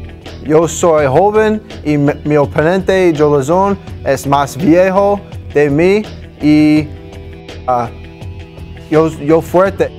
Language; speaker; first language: Spanish; non-native, learner; English